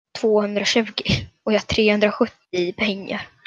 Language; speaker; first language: Swedish; native; Swedish